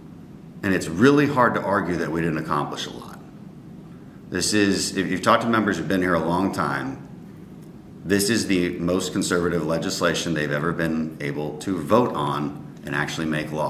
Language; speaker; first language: English; native; English